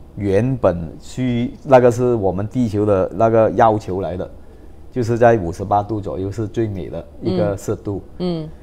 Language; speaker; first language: Chinese; non-native, local second language; Cantonese